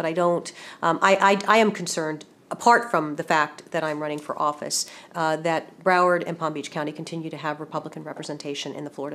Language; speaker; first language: English; native; English